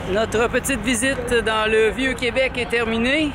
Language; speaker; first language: French; native; French